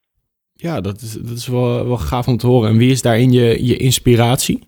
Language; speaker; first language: Dutch; native; Dutch